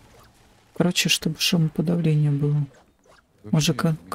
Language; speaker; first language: Russian; native; Russian